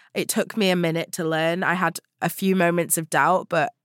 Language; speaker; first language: English; native; English